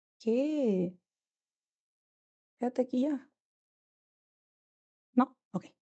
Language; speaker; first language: Spanish; native; Spanish